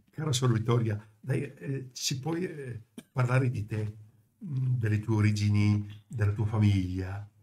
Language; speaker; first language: Italian; native; Italian